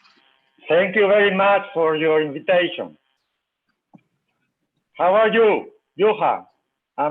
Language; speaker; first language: English; non-native, learner; Spanish